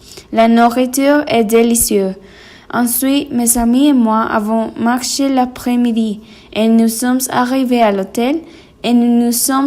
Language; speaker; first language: French; non-native, learner; Spanish